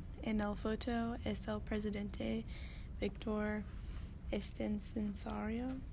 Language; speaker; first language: Spanish; non-native, learner; English